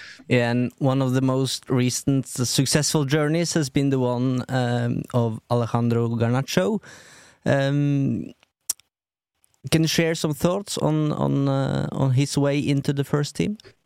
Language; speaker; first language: English; non-native, fluent; Norwegian